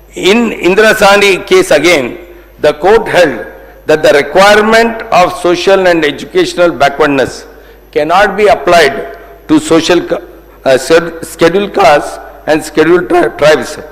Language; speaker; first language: English; non-native, local second language; Telugu